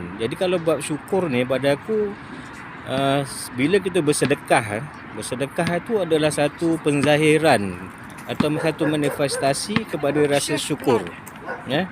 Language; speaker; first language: Malay; native; Malay